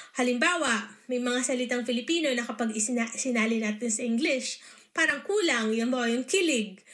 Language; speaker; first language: Filipino; native; Filipino